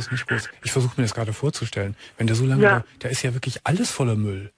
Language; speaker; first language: German; native; German